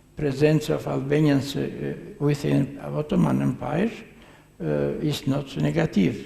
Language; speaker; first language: English; non-native, fluent; Albanian